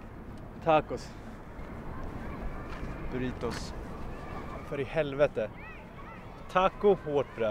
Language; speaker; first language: Swedish; native; Swedish